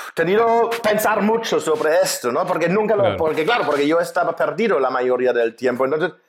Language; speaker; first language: Spanish; non-native, fluent; German